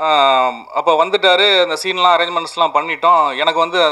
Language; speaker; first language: Tamil; native; Tamil